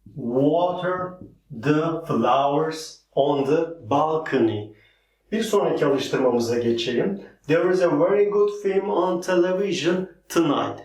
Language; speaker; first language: English; non-native, fluent; Turkish